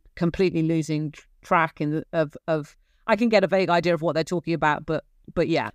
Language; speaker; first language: English; native; English